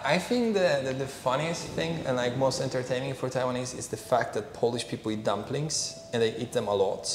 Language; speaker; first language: English; non-native, fluent; Polish